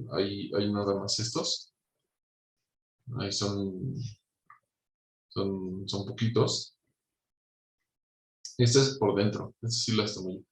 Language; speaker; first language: Spanish; native; Spanish